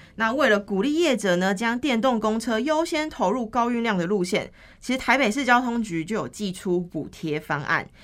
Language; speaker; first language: Chinese; native; Chinese